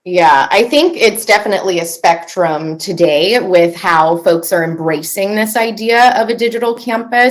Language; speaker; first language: English; native; English